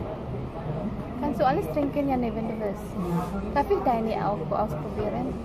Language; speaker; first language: German; non-native, learner; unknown